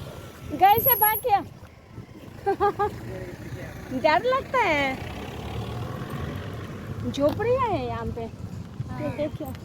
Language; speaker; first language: Hindi; non-native, local second language; Tibetan